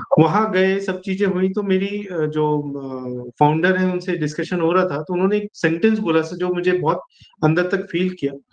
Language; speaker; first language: Hindi; native; Hindi